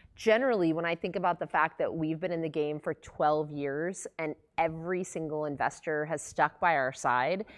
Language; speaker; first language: English; native; English